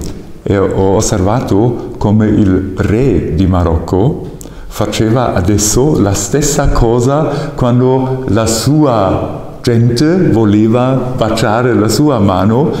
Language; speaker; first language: Italian; non-native, fluent; German